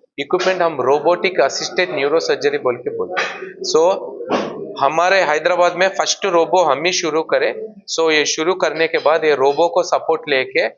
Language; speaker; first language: Hindi; non-native, local second language; Telugu